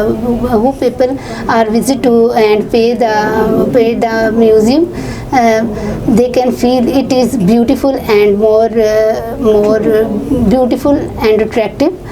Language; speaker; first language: English; non-native, learner; Urdu